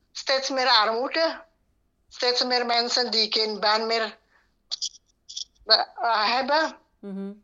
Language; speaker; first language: Dutch; non-native, learner; Indonesian